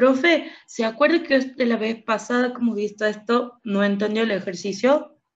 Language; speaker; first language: Spanish; native; Spanish